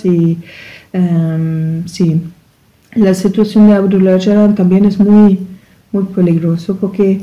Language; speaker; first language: Spanish; non-native, learner; German